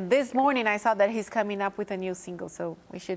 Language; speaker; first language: English; native; English